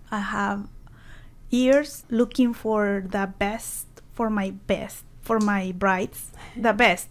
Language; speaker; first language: English; non-native, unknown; Spanish